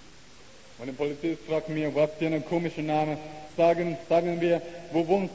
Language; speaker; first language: German; non-native, learner; Chinese